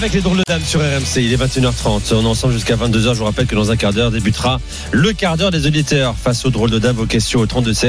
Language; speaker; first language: French; native; French